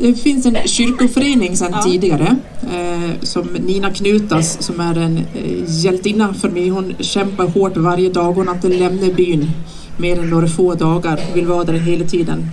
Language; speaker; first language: Swedish; native; Swedish